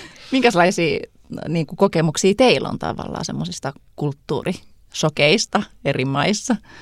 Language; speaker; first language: Finnish; native; Finnish